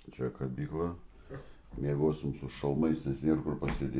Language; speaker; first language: Lithuanian; native; Lithuanian